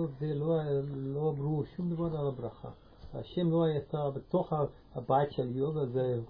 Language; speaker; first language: Hebrew; non-native, learner; English